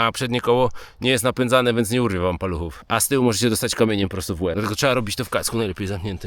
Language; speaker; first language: Polish; native; Polish